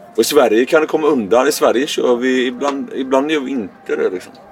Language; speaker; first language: Swedish; native; Swedish